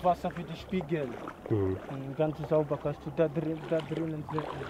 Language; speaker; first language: German; non-native, learner; Swahili